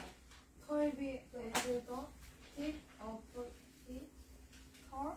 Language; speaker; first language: English; non-native, learner; Korean